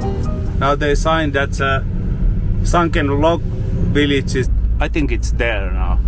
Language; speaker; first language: English; non-native, learner; Finnish